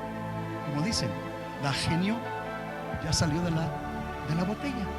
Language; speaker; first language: Spanish; native; Spanish